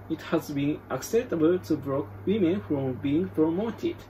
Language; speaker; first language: English; non-native, fluent; Japanese